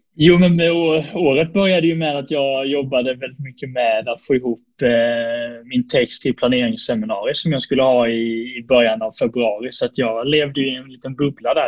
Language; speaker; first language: Swedish; native; Swedish